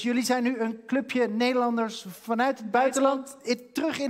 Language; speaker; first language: Dutch; native; Dutch